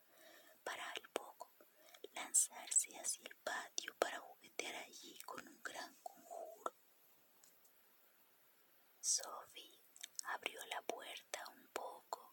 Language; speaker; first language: Spanish; native; Spanish